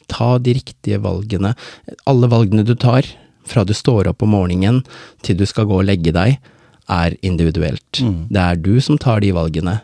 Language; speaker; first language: Norwegian; early bilingual, other home language; Tamil